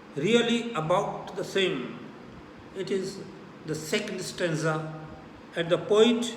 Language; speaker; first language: English; non-native, local second language; Punjabi